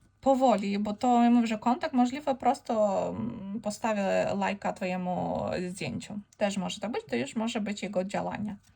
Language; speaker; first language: Polish; non-native, fluent; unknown